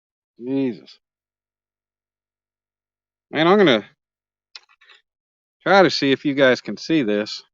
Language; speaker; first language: English; native; English